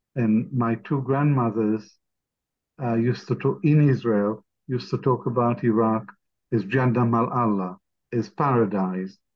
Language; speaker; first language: English; non-native, fluent; Arabic